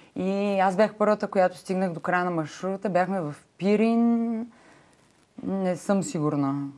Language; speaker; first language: Bulgarian; native; Bulgarian